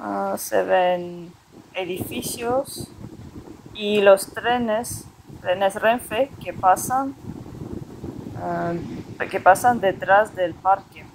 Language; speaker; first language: Spanish; non-native, fluent; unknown